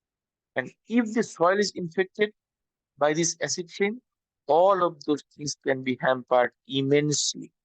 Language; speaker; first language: English; non-native, local second language; Bangla